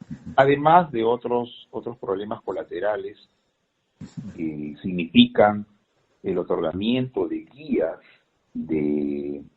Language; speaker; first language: Spanish; native; Spanish